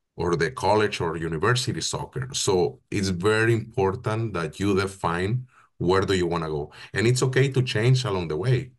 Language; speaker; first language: English; non-native, fluent; Spanish